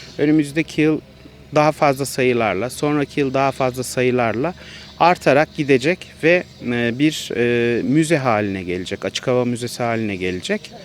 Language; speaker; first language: Turkish; native; Turkish